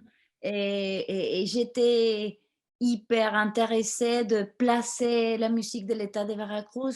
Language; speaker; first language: French; non-native, fluent; Spanish